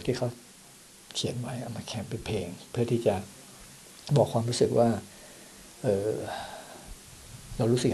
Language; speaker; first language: Thai; native; Thai